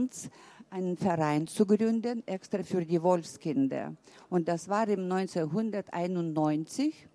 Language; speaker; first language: German; early bilingual, heritage; German